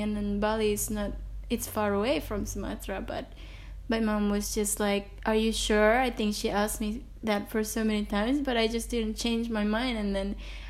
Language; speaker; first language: English; non-native, fluent; Indonesian